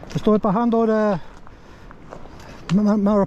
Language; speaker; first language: Spanish; non-native, learner; English